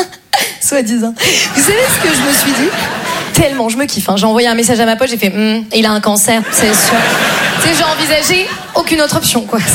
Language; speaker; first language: French; native; French